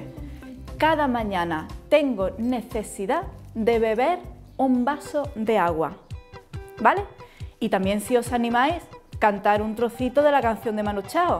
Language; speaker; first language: Spanish; native; Spanish